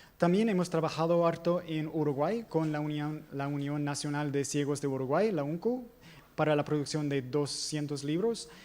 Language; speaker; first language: Spanish; non-native, fluent; English